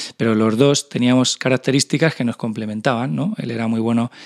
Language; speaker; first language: Spanish; native; Spanish